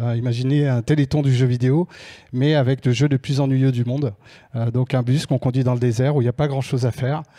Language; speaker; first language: French; native; French